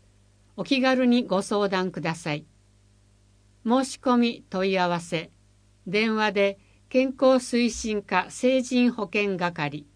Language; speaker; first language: Japanese; native; Japanese